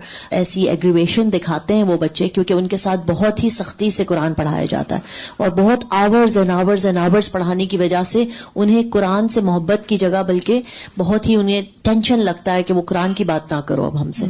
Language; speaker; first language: Urdu; native; Urdu